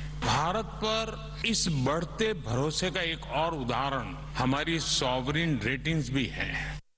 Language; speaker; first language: Hindi; non-native, local second language; Gujarati